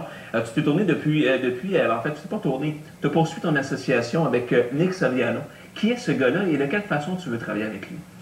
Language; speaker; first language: French; native; French